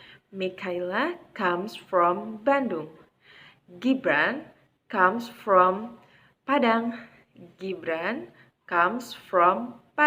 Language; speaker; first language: English; non-native, fluent; Indonesian